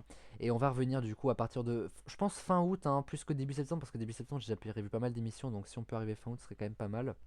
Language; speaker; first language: French; native; French